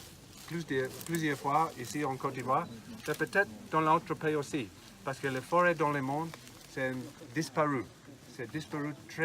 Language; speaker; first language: French; non-native, learner; English